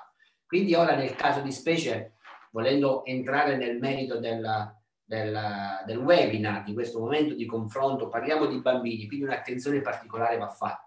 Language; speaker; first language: Italian; native; Italian